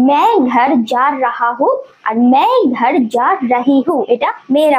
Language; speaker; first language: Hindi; non-native, fluent; Bangla